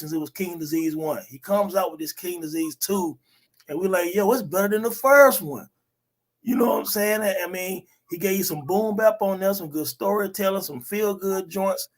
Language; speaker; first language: English; native; English